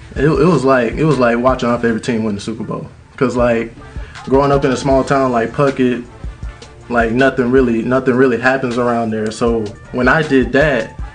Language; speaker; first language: English; native; English